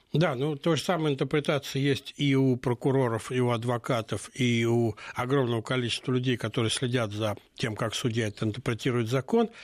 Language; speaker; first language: Russian; native; Russian